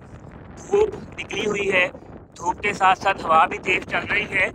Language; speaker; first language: Urdu; non-native, local second language; Punjabi